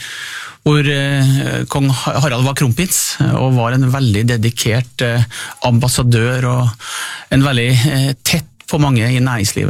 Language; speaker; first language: Norwegian; native; Norwegian